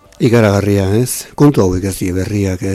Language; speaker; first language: Basque; native; Basque